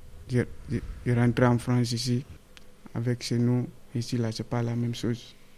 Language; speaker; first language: French; non-native, learner; Fula